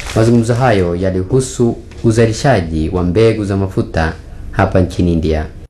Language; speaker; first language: Swahili; non-native, fluent; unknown